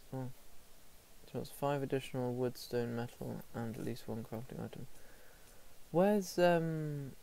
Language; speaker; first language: English; native; English